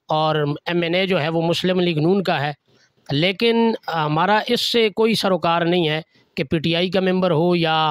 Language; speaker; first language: Urdu; non-native, local second language; Northern Hindko